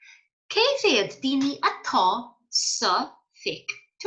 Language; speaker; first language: Irish; non-native, fluent; English